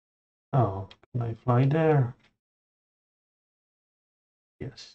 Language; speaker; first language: English; non-native, fluent; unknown